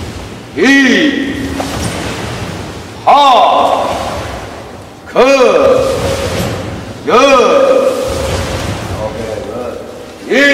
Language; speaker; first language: English; non-native, learner; Japanese